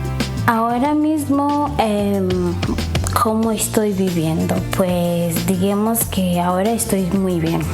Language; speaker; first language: Spanish; non-native, fluent; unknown